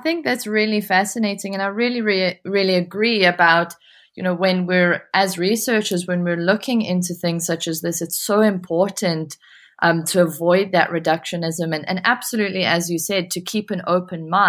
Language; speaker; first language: English; native; English